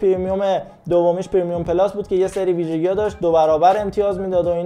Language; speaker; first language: Persian; native; Persian